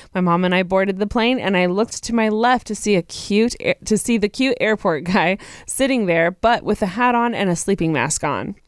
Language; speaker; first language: English; native; English